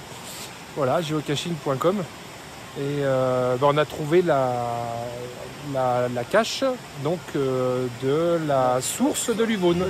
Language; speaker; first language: French; native; French